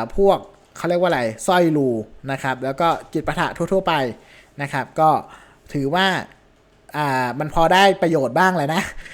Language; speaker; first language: Thai; native; Thai